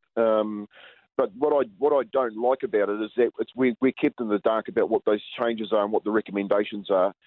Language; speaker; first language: English; native; English